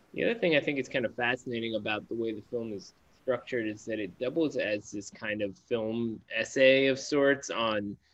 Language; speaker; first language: English; native; English